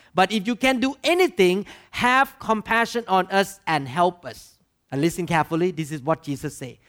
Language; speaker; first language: English; non-native, fluent; Thai